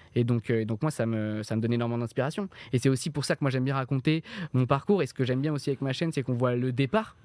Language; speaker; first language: French; native; French